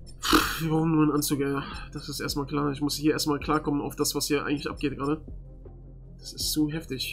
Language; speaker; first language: German; native; German